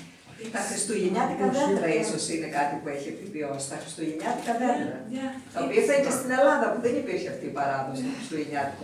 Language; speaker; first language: Greek; native; Greek